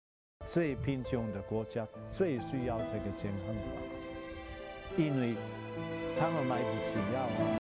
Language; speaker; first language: Chinese; non-native, fluent; German